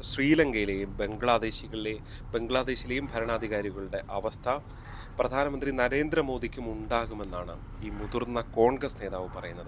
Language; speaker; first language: Malayalam; native; Malayalam